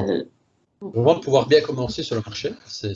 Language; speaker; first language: French; native; French